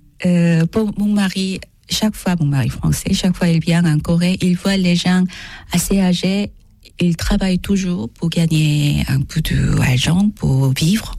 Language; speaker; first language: French; non-native, learner; Korean